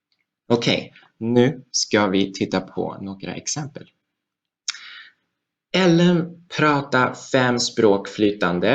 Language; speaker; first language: Swedish; non-native, fluent; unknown